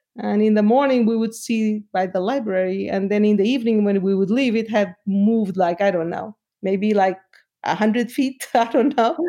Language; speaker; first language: English; non-native, fluent; Portuguese